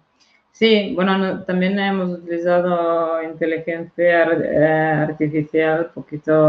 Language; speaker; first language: Spanish; non-native, fluent; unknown